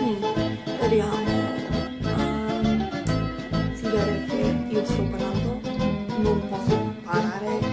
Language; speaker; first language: Italian; non-native, learner; English